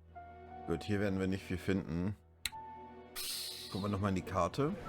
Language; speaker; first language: German; native; German